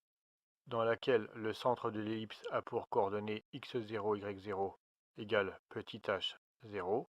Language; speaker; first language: French; native; French